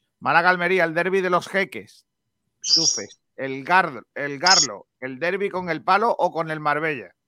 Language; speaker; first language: Spanish; native; Spanish